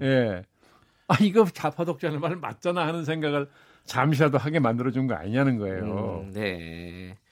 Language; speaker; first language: Korean; native; Korean